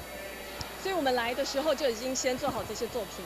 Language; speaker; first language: Chinese; native; Chinese